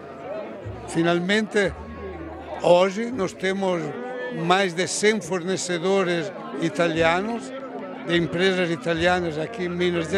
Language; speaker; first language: Portuguese; non-native, fluent; Italian